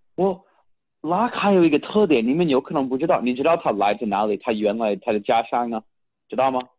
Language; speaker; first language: Chinese; early bilingual, heritage; Chinese